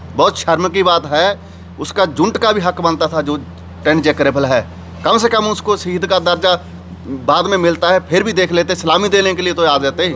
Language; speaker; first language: Hindi; native; Hindi